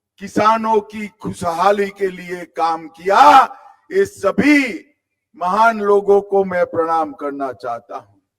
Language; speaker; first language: Hindi; non-native, local second language; Gujarati